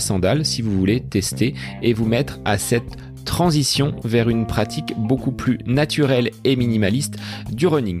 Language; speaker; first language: French; native; French